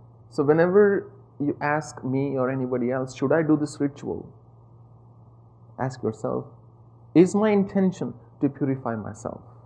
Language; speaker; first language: English; non-native, local second language; Punjabi